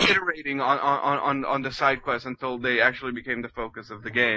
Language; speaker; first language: English; non-native, fluent; Spanish